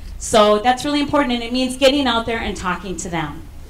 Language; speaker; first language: English; native; English